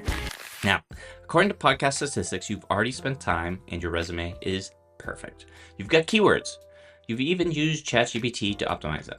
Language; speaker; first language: English; native; English